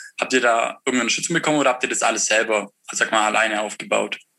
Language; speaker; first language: German; native; German